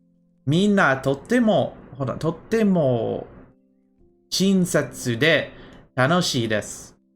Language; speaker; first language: Japanese; non-native, learner; English